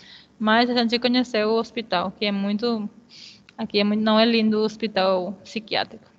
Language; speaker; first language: Portuguese; non-native, fluent; Spanish